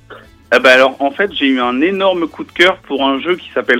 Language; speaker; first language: French; native; French